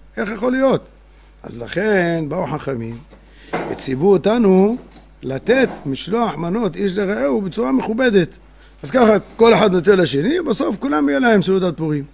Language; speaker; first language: Hebrew; native; Hebrew